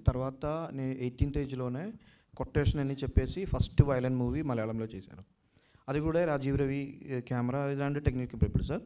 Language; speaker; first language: Telugu; non-native, local second language; Malayalam